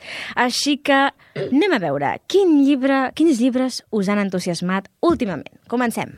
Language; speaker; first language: Catalan; native; Catalan